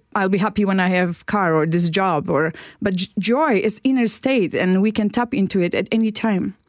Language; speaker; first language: English; non-native, fluent; Polish